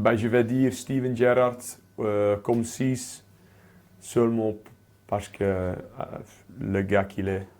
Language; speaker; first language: French; non-native, local second language; Dutch